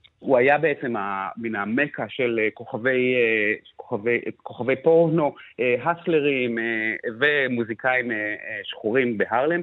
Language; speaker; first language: Hebrew; native; Hebrew